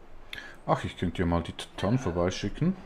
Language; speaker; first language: German; native; German